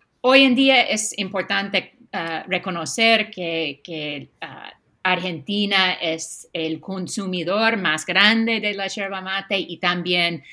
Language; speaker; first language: Spanish; non-native, fluent; English